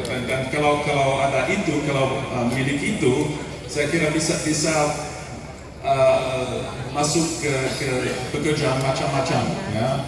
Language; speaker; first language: Indonesian; non-native, fluent; English